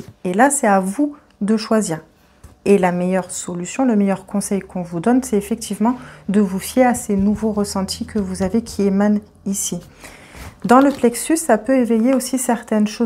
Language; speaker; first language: French; native; French